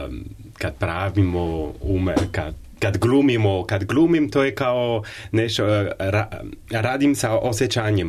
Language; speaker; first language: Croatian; non-native, learner; French